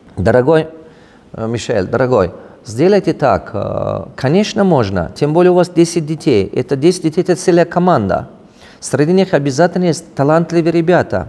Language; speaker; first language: Russian; non-native, local second language; Tajik